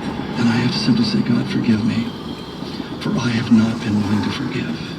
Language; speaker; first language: English; native; English